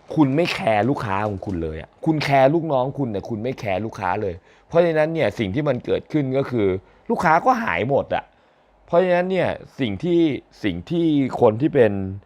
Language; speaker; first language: Thai; native; Thai